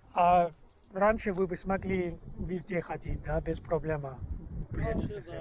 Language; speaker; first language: Russian; non-native, learner; English